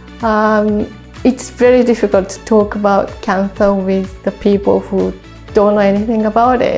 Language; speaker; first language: English; non-native, fluent; Japanese